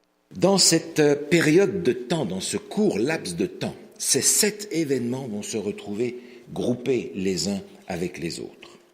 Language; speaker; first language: French; native; French